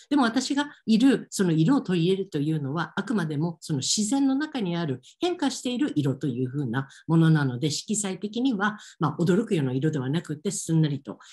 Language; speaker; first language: Japanese; native; Japanese